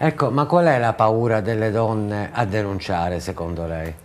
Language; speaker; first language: Italian; native; Italian